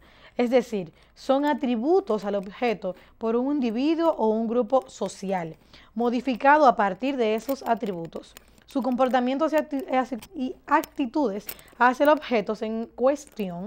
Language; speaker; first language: Spanish; native; Spanish